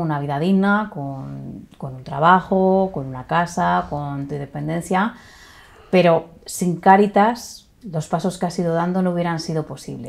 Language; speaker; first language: Spanish; native; Spanish